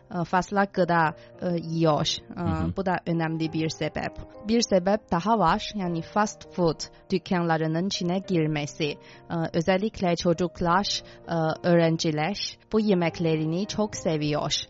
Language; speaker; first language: Turkish; non-native, fluent; Chinese